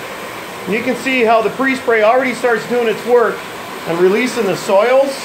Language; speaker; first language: English; native; English